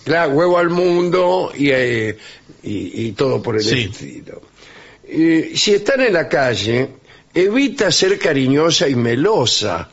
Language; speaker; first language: Spanish; native; Spanish